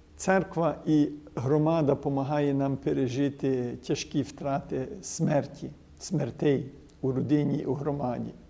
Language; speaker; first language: Ukrainian; early bilingual, heritage; Ukrainian